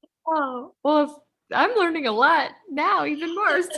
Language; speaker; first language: English; native; English